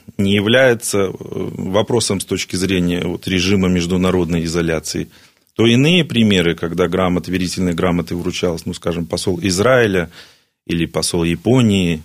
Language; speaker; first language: Russian; native; Russian